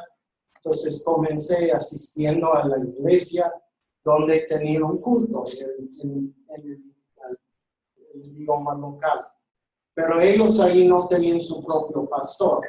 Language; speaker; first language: Spanish; non-native, fluent; English